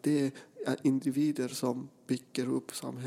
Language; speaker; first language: Swedish; non-native, fluent; Persian